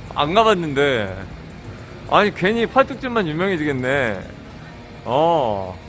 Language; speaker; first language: Korean; native; Korean